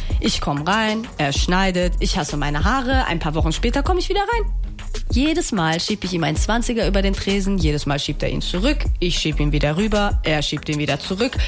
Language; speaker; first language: German; native; German